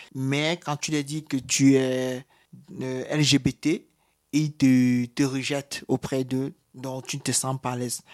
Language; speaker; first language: French; native; French